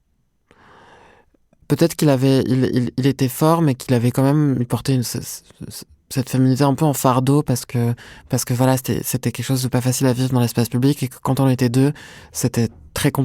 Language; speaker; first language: French; non-native, local second language; Arabic